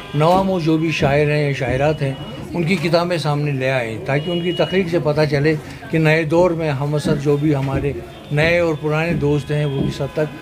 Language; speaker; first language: Hindi; non-native, local second language; Kashmiri